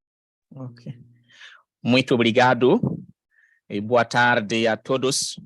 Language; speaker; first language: Portuguese; non-native, fluent; French